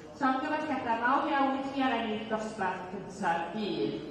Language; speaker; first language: Welsh; native; Welsh